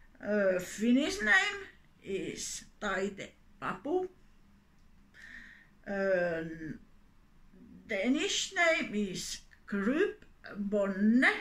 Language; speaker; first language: English; non-native, learner; Finnish